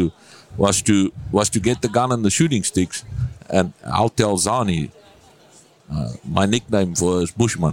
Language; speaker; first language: English; non-native, local second language; Afrikaans